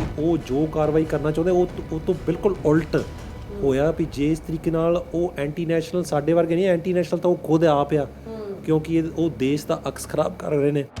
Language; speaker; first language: Punjabi; early bilingual, heritage; Punjabi